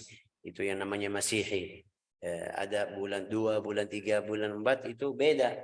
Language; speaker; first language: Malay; non-native, fluent; Arabic